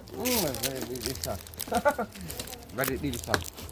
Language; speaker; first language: English; non-native, learner; Vietnamese